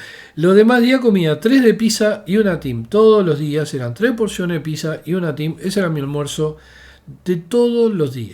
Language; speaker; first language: Spanish; native; Spanish